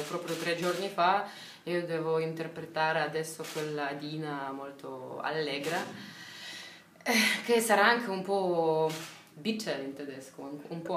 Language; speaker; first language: Italian; non-native, fluent; Russian